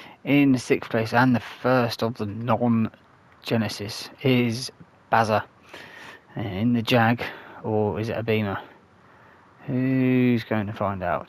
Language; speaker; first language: English; native; English